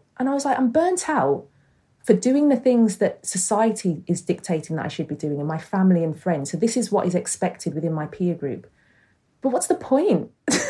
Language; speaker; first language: English; native; English